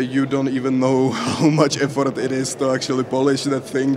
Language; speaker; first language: English; non-native, fluent; Czech